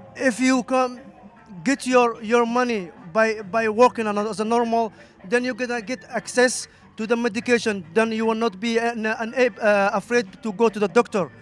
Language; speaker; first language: English; non-native, fluent; Somali